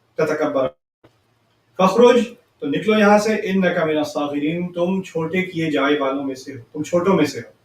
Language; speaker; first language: Urdu; early bilingual, heritage; Urdu